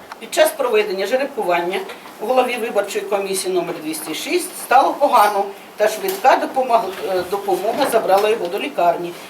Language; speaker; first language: Ukrainian; native; Ukrainian